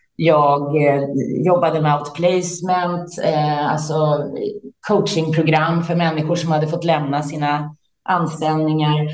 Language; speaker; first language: Swedish; native; Swedish